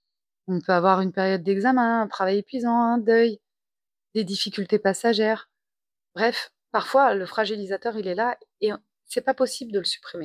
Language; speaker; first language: French; native; French